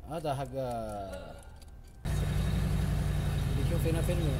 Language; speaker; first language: Arabic; non-native, learner; Filipino